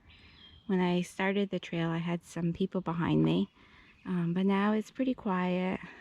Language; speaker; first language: English; native; English